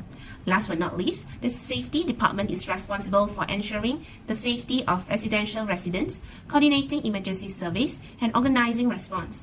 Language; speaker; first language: English; non-native, local second language; Malay